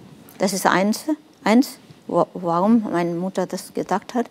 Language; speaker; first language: German; non-native, fluent; Nepali